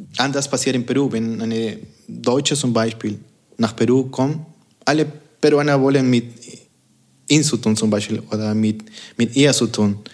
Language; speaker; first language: German; non-native, fluent; Spanish